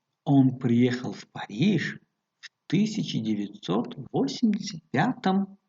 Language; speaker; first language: Russian; non-native, local second language; Tajik